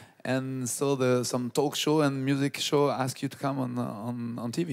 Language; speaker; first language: English; non-native, fluent; French